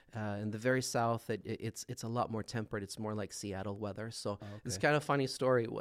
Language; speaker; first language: English; non-native, fluent; Swedish